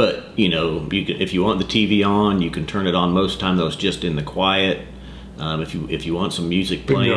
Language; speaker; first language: English; native; English